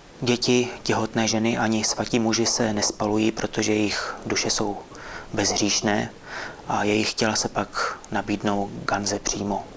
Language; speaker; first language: Czech; native; Czech